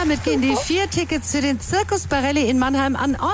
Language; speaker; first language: German; native; German